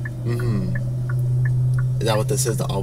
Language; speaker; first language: English; native; English